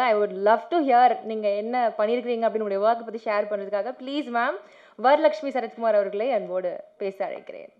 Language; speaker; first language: Tamil; native; Tamil